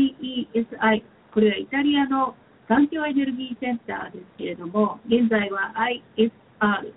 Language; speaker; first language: Japanese; native; Japanese